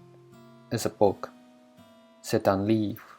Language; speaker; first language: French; non-native, fluent; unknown